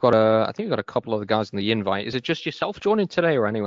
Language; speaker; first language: English; native; English